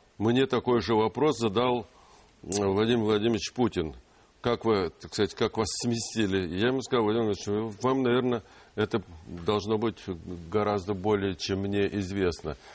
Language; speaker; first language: Russian; non-native, local second language; Ukrainian